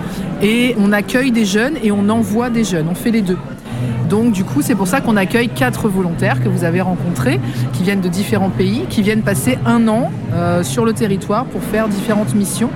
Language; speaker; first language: French; native; French